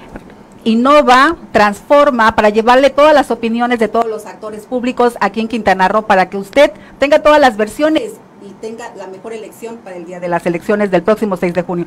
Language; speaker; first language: Spanish; native; Spanish